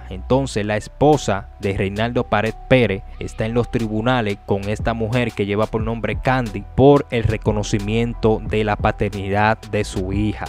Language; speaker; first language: Spanish; native; Spanish